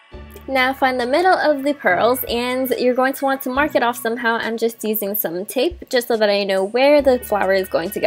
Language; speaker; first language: English; native; English